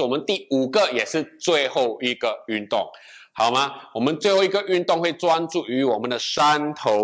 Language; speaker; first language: Chinese; native; Chinese